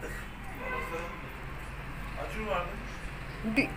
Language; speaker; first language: Turkish; native; Turkish